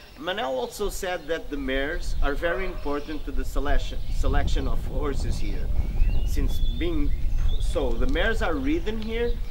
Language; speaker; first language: English; non-native, fluent; Portuguese